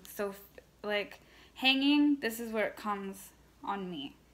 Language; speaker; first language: English; native; English